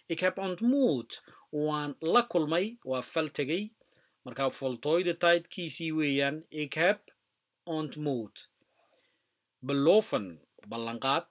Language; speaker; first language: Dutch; non-native, fluent; Somali